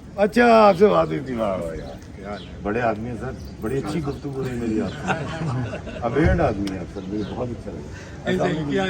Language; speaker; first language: Urdu; non-native, local second language; Punjabi